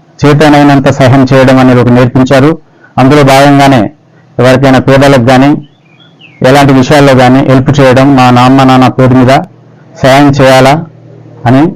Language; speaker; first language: Telugu; non-native, local second language; Lambadi